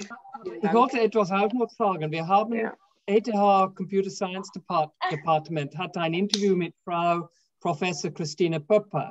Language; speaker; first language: German; non-native, fluent; English